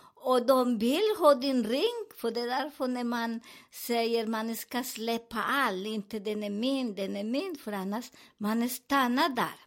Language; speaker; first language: Swedish; non-native, learner; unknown